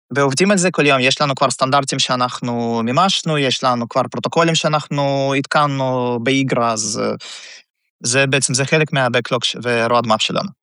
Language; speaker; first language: Hebrew; early bilingual, other home language; Russian